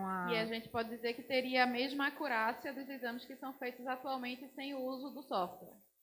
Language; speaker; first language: Portuguese; native; Portuguese